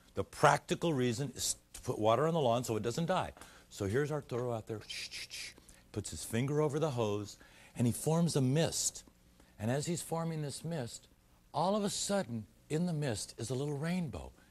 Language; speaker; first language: English; native; English